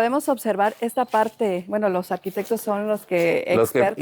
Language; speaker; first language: Spanish; native; Spanish